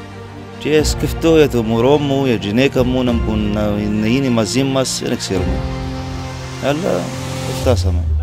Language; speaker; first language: Greek; non-native, learner; Arabic